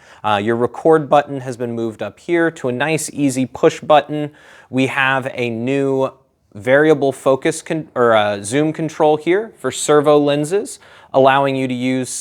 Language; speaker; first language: English; native; English